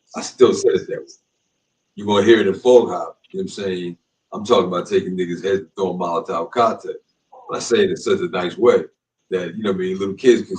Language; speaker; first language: English; native; English